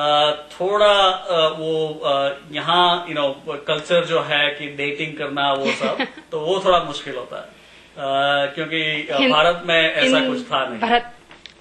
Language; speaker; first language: Hindi; native; Hindi